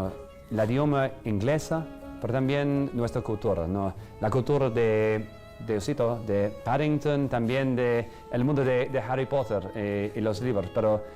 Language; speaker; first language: Spanish; non-native, fluent; English